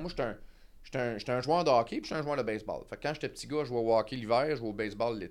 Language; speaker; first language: French; native; French